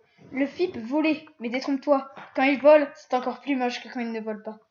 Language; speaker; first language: French; native; French